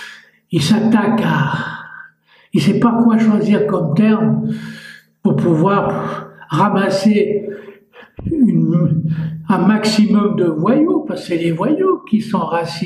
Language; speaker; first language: French; native; French